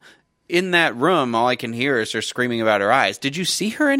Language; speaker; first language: English; native; English